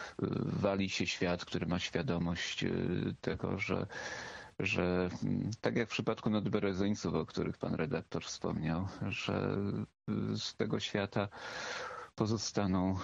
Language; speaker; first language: Polish; native; Polish